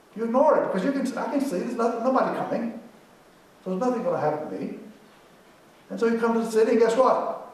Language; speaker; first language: English; native; English